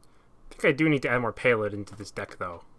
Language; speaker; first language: English; native; English